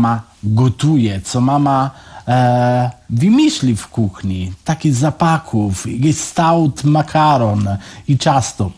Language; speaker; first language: Polish; non-native, learner; Italian